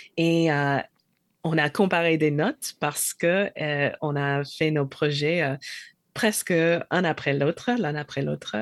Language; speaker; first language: French; non-native, fluent; English